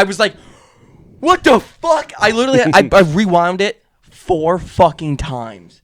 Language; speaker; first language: English; native; English